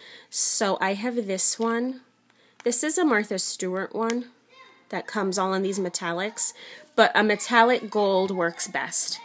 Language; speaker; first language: English; native; English